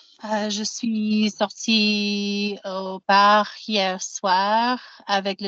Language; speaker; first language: French; non-native, learner; English